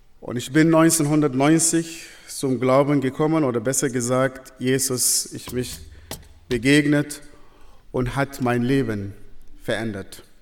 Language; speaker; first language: German; non-native, fluent; Arabic